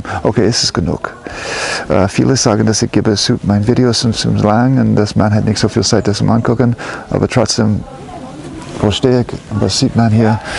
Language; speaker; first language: German; non-native, fluent; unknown